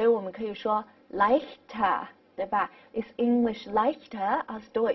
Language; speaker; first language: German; non-native, fluent; Chinese